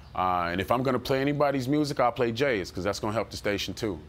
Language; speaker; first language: English; native; English